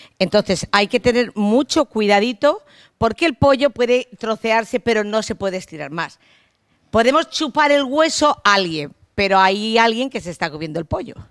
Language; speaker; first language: Spanish; native; Spanish